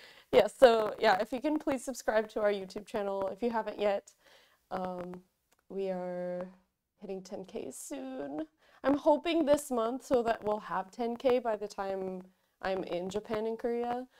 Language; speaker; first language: English; native; English